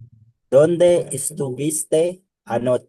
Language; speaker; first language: Spanish; non-native, learner; Filipino